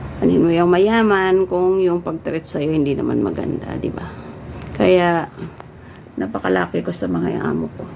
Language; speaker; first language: Filipino; native; Filipino